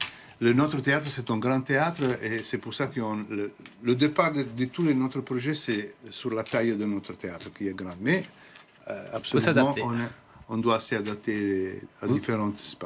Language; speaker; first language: French; non-native, fluent; Italian